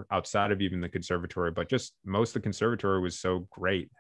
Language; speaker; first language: English; native; English